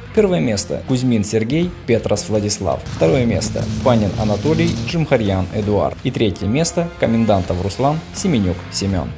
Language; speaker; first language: Russian; native; Russian